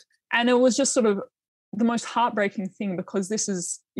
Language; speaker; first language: English; native; English